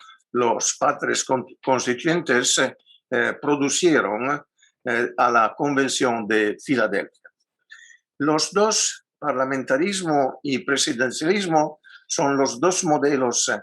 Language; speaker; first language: Spanish; non-native, fluent; Italian